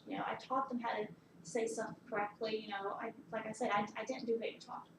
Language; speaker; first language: English; native; English